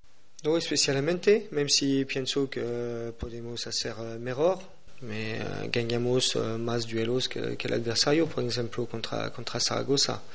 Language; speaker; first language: Spanish; non-native, learner; French